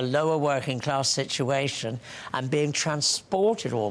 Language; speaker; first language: English; native; English